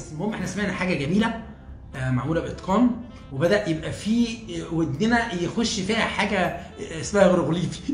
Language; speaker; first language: Arabic; native; Arabic